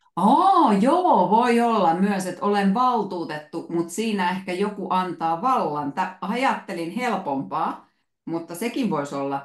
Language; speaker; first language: Finnish; native; Finnish